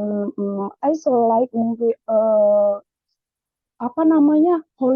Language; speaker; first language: English; non-native, learner; Indonesian